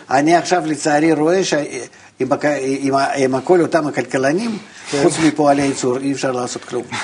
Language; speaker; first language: Hebrew; non-native, fluent; Russian